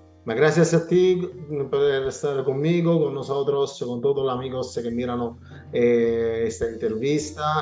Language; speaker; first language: Spanish; non-native, learner; Italian